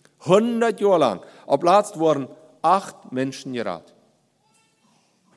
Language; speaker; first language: German; non-native, learner; Plautdietsch